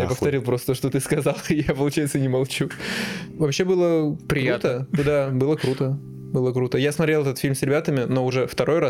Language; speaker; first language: Russian; native; Russian